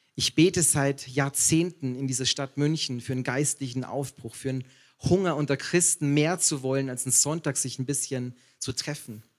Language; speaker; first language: German; native; German